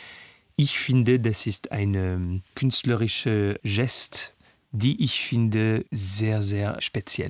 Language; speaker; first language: German; non-native, fluent; French